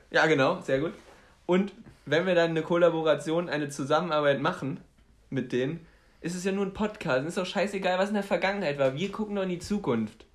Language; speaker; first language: German; early bilingual, other home language; Polish